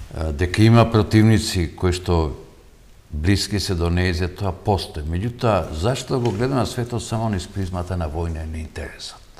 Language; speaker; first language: Macedonian; native; Macedonian